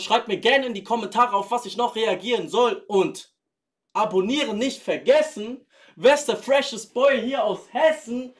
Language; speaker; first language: German; native; German